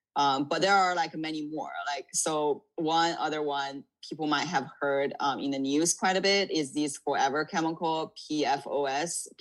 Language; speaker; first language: English; non-native, fluent; Chinese